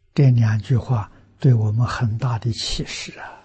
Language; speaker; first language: Chinese; native; Chinese